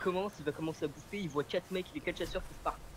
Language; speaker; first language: French; native; French